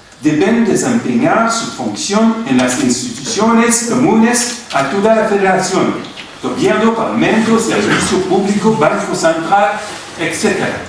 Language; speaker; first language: Spanish; non-native, fluent; French